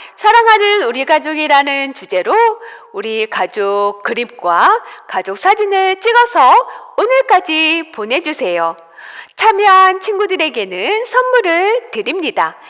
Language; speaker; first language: Korean; native; Korean